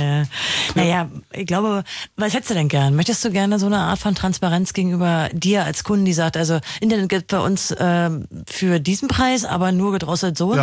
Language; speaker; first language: German; native; German